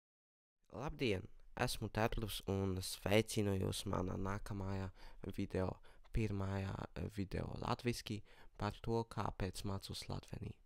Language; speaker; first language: Latvian; non-native, learner; Polish